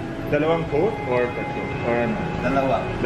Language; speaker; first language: Filipino; non-native, learner; Arabic